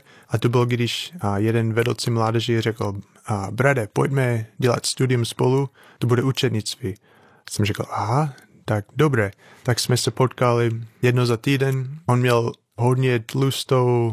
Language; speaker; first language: Czech; non-native, fluent; English